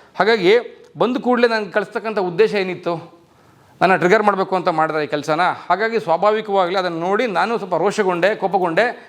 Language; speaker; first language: Kannada; native; Kannada